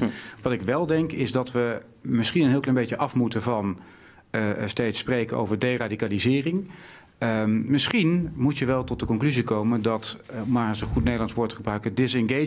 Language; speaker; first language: Dutch; native; Dutch